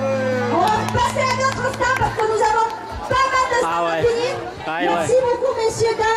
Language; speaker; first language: French; native; French